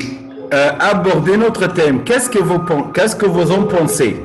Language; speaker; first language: French; non-native, fluent; Arabic